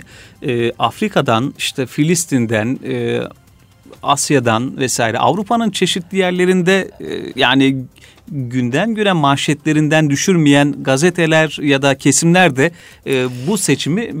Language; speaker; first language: Turkish; native; Turkish